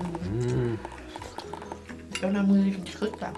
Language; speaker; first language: Japanese; non-native, learner; Vietnamese